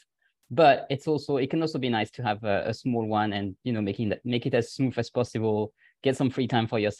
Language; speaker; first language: English; non-native, fluent; French